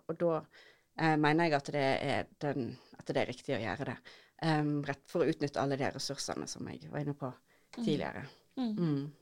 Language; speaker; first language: Norwegian; native; Norwegian